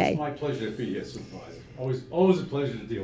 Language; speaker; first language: English; native; English